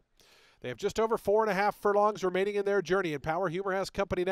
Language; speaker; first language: English; native; English